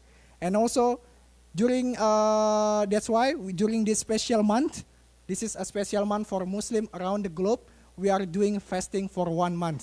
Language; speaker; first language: English; non-native, fluent; Indonesian